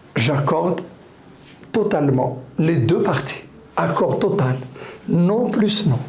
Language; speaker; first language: French; non-native, local second language; Arabic